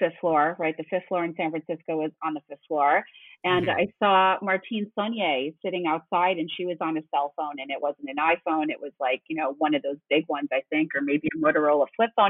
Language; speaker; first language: English; native; English